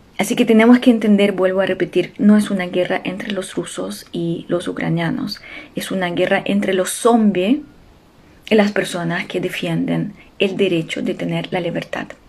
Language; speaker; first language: Spanish; non-native, fluent; Ukrainian